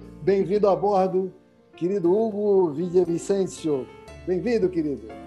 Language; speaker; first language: Portuguese; native; Portuguese